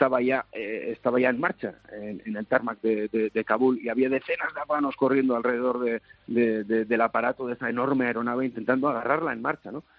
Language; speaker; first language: Spanish; native; Spanish